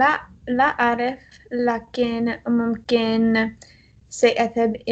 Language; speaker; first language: Arabic; non-native, learner; English